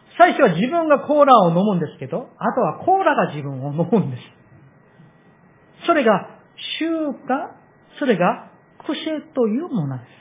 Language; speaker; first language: Japanese; non-native, fluent; Korean